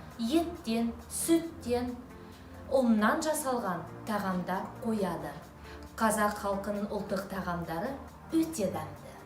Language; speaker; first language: Kazakh; non-native, local second language; Russian